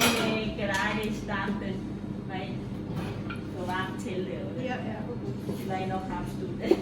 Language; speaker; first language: German; non-native, learner; Thai